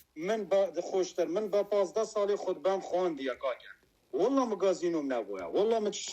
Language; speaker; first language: Central Kurdish; non-native, local second language; Kurdish